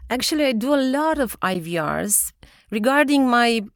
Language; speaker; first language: English; non-native, fluent; Romanian